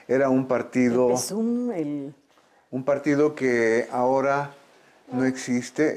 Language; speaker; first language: Spanish; native; Spanish